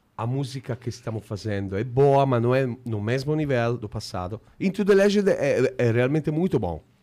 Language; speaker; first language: Portuguese; non-native, fluent; Italian